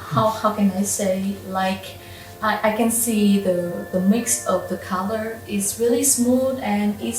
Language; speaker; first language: English; non-native, local second language; Vietnamese